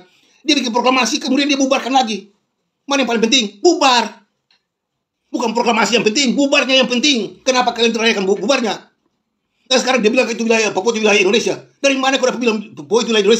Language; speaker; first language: Indonesian; native; Indonesian